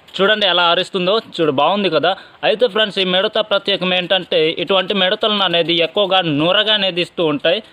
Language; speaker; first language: Telugu; non-native, local second language; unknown